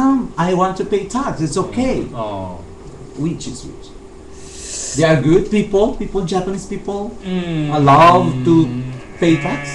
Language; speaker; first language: English; non-native, fluent; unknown